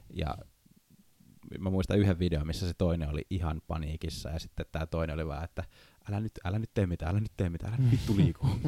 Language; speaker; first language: Finnish; native; Finnish